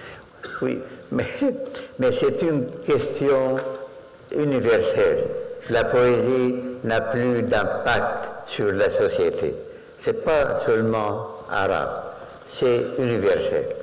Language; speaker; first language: French; non-native, fluent; Arabic